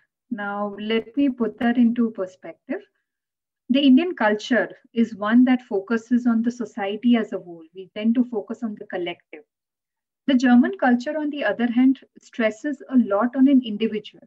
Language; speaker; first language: English; non-native, local second language; Gujarati